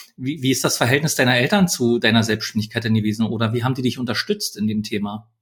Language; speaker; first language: German; native; German